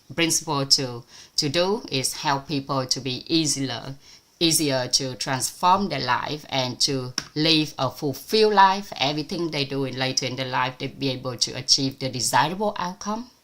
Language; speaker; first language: English; non-native, fluent; Vietnamese